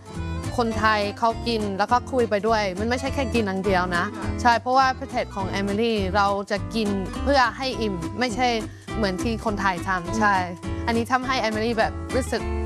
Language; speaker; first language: Thai; non-native, fluent; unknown